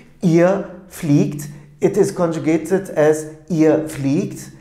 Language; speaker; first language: German; non-native, fluent; Turkish